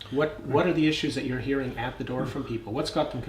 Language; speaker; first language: English; native; English